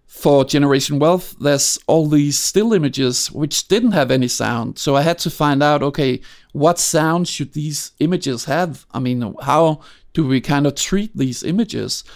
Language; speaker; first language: English; non-native, fluent; Danish